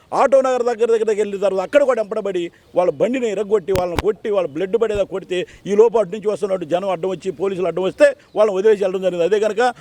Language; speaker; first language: Telugu; native; Telugu